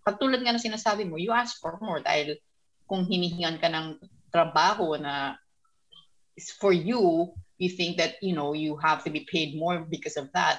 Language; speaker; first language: English; non-native, local second language; Filipino